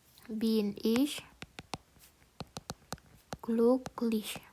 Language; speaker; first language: German; non-native, learner; Indonesian